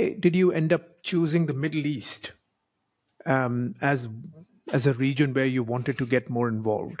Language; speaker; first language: English; non-native, local second language; Hindi